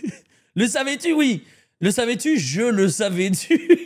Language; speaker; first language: French; native; French